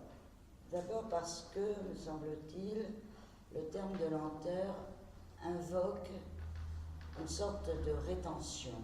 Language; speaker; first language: French; native; French